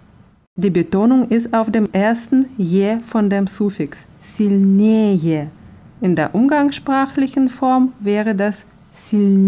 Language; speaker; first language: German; non-native, fluent; Russian